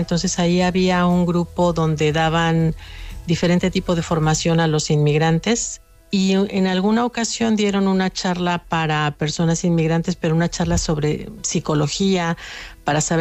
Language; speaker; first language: Spanish; native; Spanish